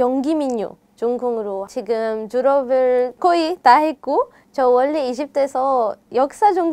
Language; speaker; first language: Korean; non-native, fluent; Arabic